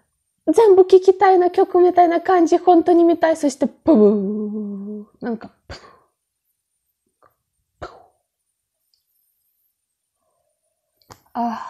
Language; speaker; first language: Japanese; non-native, fluent; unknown